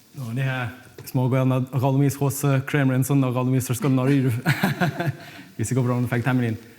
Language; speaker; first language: Irish; native; Irish